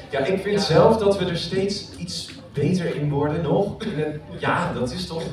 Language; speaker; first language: Dutch; native; Dutch